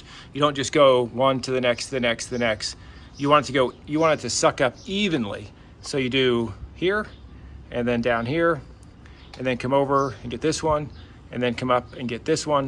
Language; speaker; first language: English; native; English